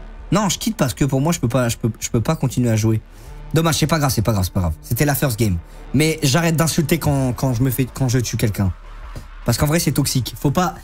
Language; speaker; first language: French; native; French